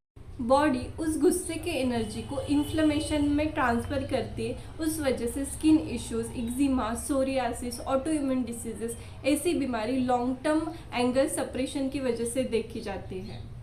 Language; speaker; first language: Hindi; non-native, local second language; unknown